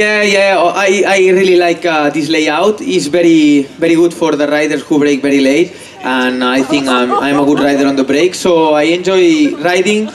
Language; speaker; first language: English; non-native, fluent; Spanish